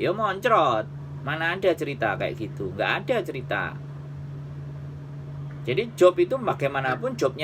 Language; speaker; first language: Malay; non-native, local second language; Javanese